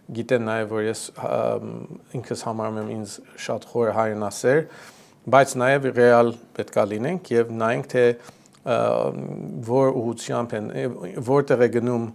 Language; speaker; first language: Armenian; early bilingual, heritage; Armenian